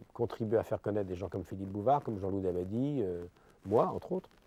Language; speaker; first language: French; native; French